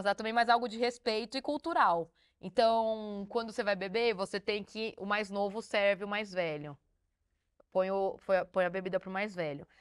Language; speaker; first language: Portuguese; native; Portuguese